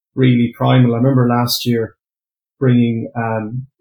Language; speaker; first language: English; native; English